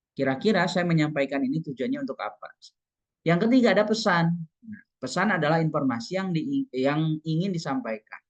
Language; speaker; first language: Indonesian; non-native, local second language; Sundanese